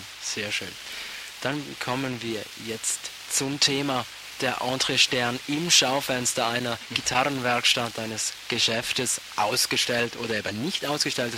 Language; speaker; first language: German; native; German